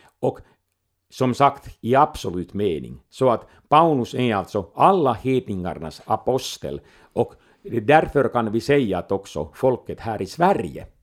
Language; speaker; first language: Swedish; non-native, local second language; Finnish